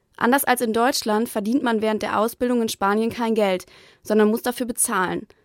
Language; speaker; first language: German; native; German